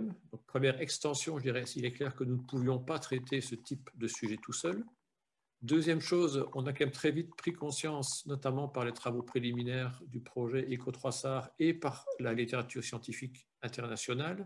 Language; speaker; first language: French; native; French